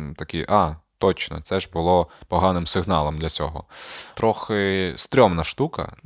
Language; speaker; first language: Ukrainian; non-native, local second language; Russian